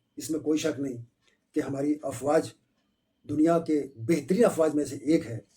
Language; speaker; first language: Urdu; native; Urdu